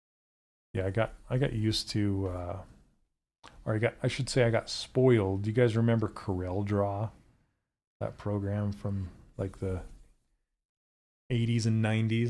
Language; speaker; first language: English; native; English